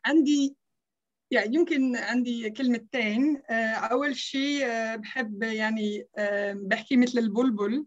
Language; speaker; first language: Arabic; non-native, learner; Dutch